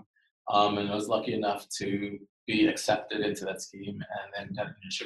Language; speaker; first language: English; native; English